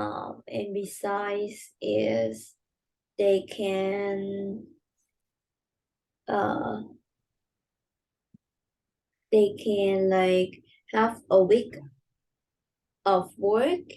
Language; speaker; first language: English; non-native, learner; Vietnamese